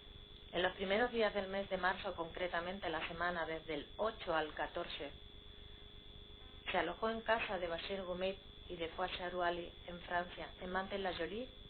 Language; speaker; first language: Spanish; native; Spanish